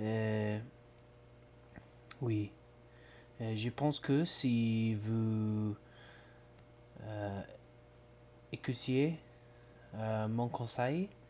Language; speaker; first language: French; non-native, learner; English